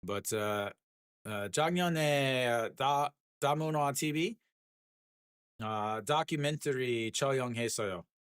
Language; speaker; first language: Korean; non-native, learner; English